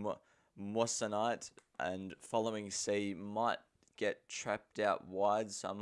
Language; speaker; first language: English; native; English